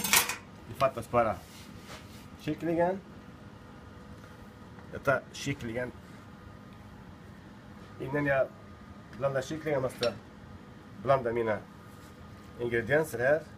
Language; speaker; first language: Swedish; non-native, learner; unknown